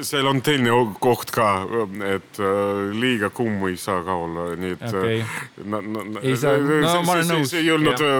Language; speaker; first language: Estonian; non-native, local second language; Russian